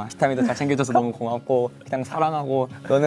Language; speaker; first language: Korean; native; Korean